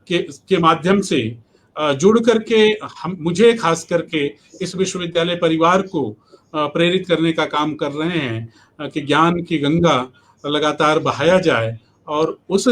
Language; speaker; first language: Hindi; native; Hindi